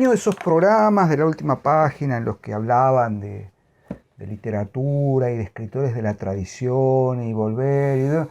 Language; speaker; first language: Spanish; native; Spanish